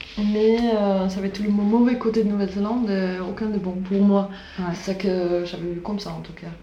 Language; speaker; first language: French; non-native, fluent; Swedish